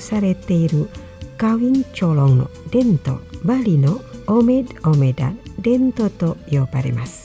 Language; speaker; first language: Japanese; non-native, fluent; Indonesian